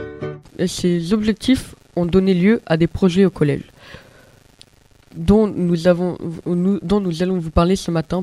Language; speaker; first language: French; native; French